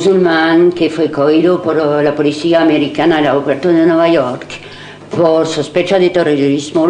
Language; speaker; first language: Spanish; non-native, fluent; French